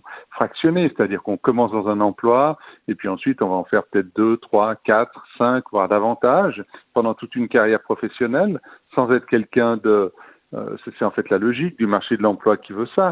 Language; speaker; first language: French; native; French